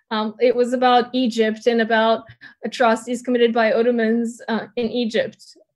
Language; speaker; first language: English; early bilingual, other home language; Turkish